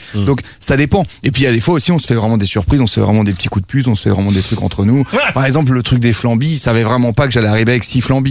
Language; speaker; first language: French; native; French